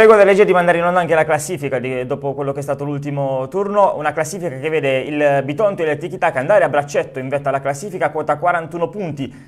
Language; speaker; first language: Italian; native; Italian